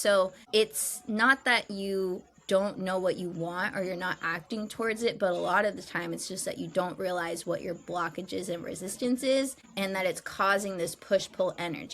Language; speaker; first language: English; native; English